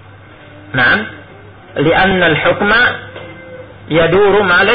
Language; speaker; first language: Arabic; non-native, fluent; Indonesian